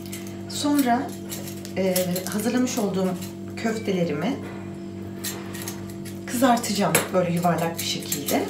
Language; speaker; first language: Turkish; native; Turkish